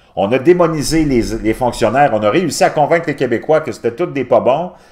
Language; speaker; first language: French; native; French